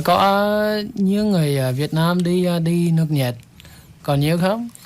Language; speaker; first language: Vietnamese; non-native, learner; English